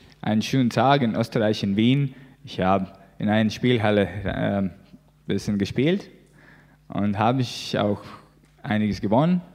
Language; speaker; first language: German; non-native, learner; Latvian